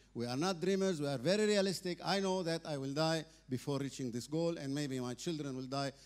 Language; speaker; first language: English; non-native, fluent; Arabic